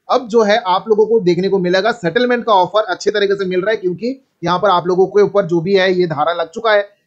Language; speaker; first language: Hindi; native; Hindi